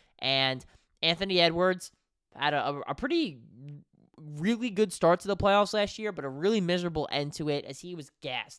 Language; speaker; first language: English; native; English